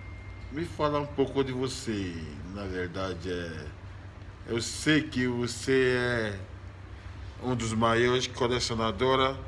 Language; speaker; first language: Portuguese; non-native, fluent; Yoruba